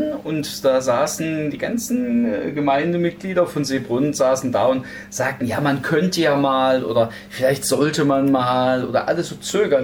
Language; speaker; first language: German; native; German